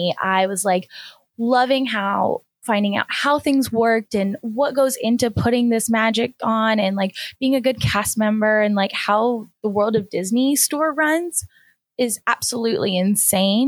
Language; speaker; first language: English; native; English